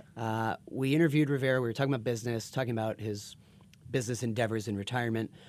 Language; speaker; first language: English; native; English